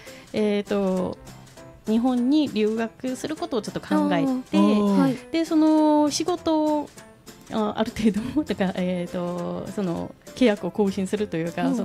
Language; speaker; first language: Japanese; non-native, fluent; Korean